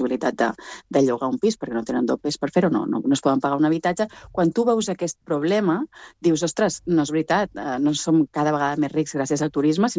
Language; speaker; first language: Catalan; native; Catalan